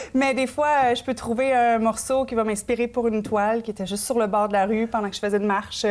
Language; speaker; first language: French; native; French